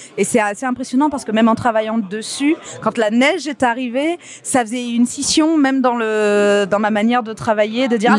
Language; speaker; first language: French; native; French